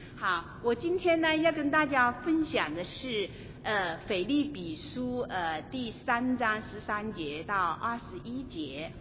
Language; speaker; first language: Chinese; native; Chinese